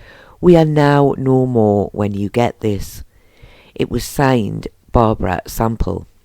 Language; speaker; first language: English; native; English